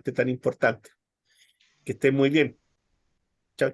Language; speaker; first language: Spanish; native; Spanish